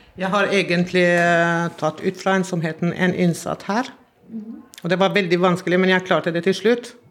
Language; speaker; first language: Norwegian; non-native, fluent; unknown